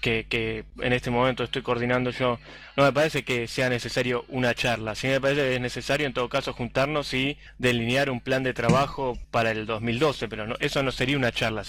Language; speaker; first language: Spanish; native; Spanish